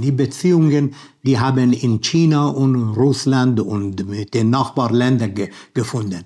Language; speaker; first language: German; non-native, learner; Persian